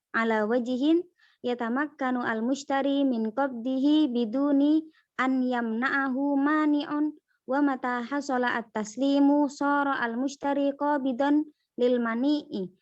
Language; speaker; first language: Arabic; non-native, learner; Indonesian